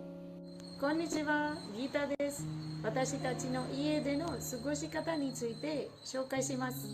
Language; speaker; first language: Japanese; non-native, learner; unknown